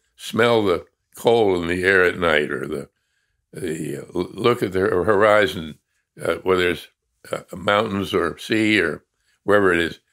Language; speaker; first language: English; native; English